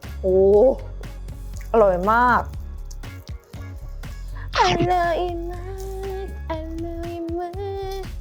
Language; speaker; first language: Thai; non-native, learner; Korean